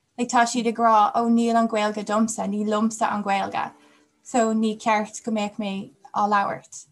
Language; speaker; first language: Irish; non-native, local second language; English